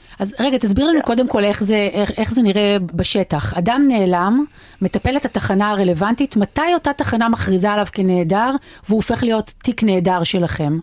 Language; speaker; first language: Hebrew; native; Hebrew